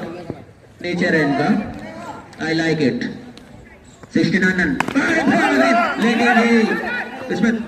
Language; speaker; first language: Hindi; native; Hindi